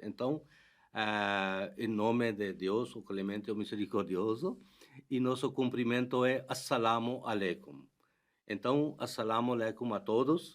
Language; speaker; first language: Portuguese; non-native, fluent; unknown